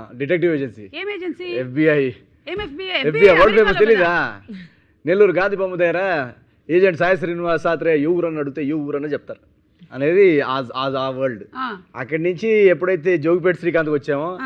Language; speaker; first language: Telugu; native; Telugu